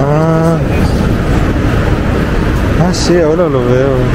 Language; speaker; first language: Spanish; non-native, fluent; Italian